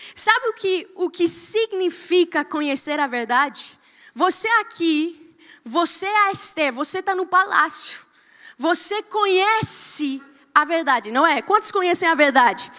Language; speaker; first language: Portuguese; non-native, fluent; Spanish